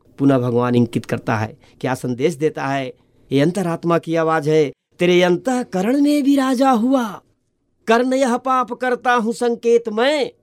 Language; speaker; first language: Hindi; native; Hindi